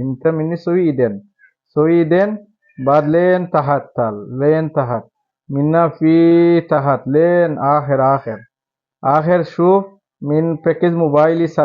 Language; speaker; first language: Arabic; non-native, learner; Bangla